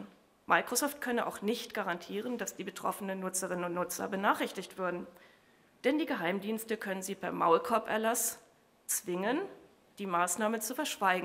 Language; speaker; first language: German; native; German